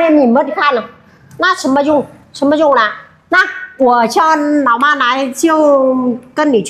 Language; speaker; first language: Chinese; non-native, learner; Vietnamese